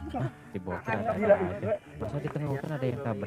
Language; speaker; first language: Indonesian; non-native, local second language; Sundanese